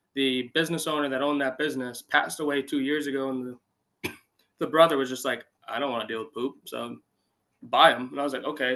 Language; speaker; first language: English; native; English